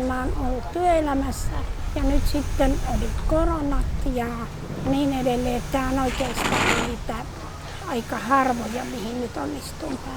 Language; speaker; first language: Finnish; native; Finnish